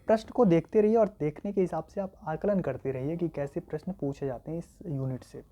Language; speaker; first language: Hindi; native; Hindi